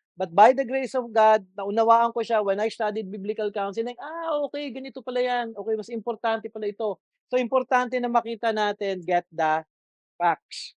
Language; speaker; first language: Filipino; native; Filipino